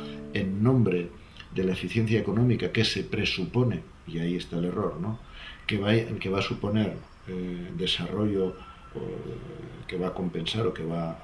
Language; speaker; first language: Spanish; native; Spanish